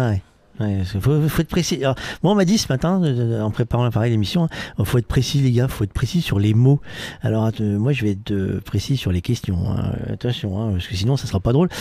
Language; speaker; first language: French; native; French